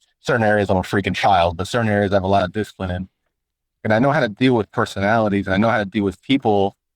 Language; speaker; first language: English; native; English